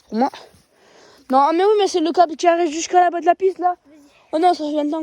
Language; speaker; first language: French; native; French